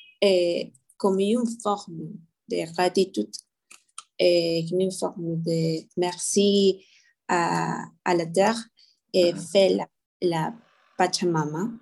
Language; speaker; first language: French; non-native, learner; Spanish